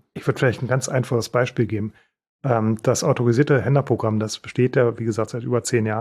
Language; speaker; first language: German; native; German